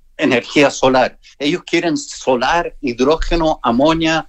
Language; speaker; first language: Spanish; non-native, fluent; English